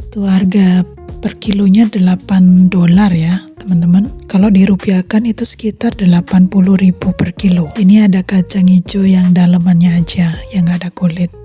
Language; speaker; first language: Indonesian; native; Indonesian